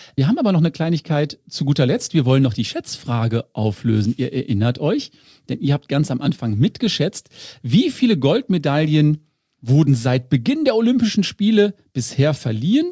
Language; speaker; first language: German; native; German